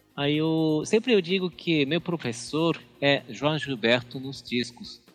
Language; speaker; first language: Portuguese; non-native, fluent; Japanese